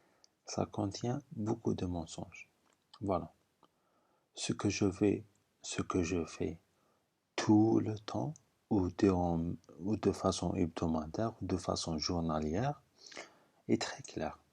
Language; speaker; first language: French; non-native, fluent; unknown